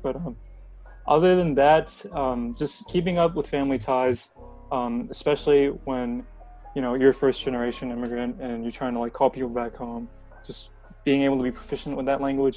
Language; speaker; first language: English; early bilingual, other home language; Korean